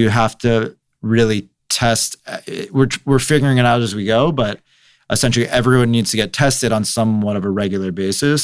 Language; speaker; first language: English; native; English